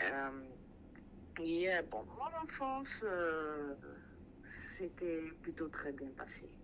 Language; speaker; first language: French; non-native, local second language; Sango